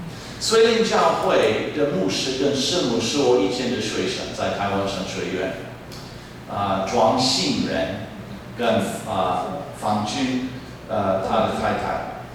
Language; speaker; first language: Chinese; non-native, fluent; English